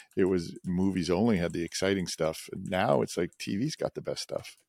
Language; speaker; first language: English; native; English